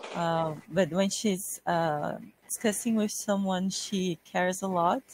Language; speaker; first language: English; non-native, fluent; Portuguese